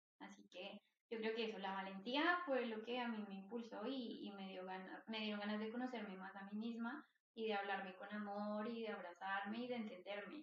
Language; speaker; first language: Spanish; native; Spanish